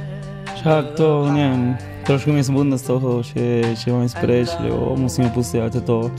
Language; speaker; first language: Slovak; non-native, fluent; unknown